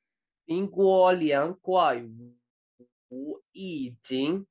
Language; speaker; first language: Chinese; non-native, learner; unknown